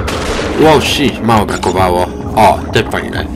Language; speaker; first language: Polish; non-native, learner; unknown